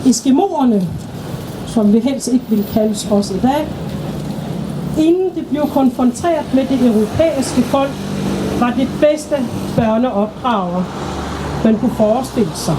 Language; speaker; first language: Danish; non-native, local second language; Kalaallisut